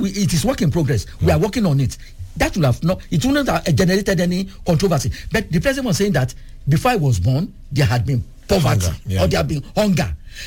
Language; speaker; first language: English; non-native, local second language; Yoruba